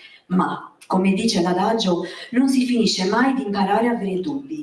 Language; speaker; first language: Italian; native; Italian